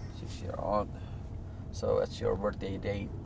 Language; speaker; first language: English; non-native, fluent; Indonesian